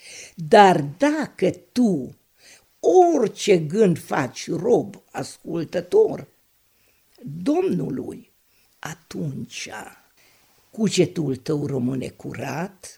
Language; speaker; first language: Romanian; non-native, local second language; Hungarian